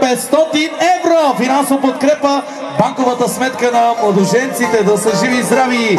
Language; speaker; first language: Bulgarian; native; Bulgarian